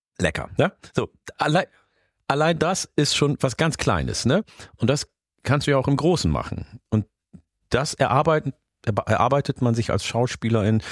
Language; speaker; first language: German; non-native, fluent; Oromo